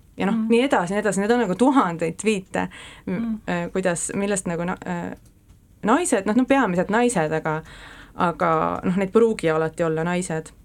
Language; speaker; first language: Estonian; native; Estonian